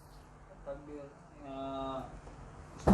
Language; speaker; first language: Arabic; non-native, learner; Indonesian